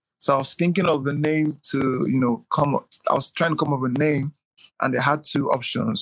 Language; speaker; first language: English; non-native, local second language; Igbo